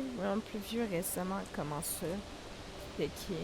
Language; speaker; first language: French; native; French